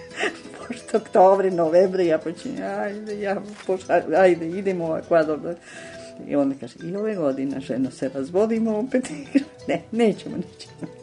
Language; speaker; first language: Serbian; non-native, fluent; Spanish